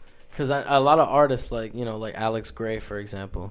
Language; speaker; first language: English; early bilingual, other home language; Spanish